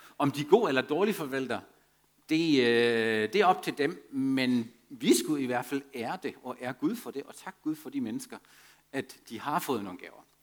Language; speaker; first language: Danish; non-native, fluent; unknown